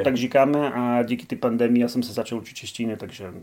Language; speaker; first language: Czech; non-native, learner; Polish